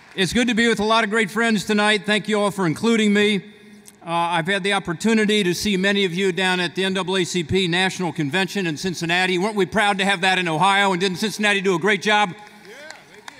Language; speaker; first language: English; native; English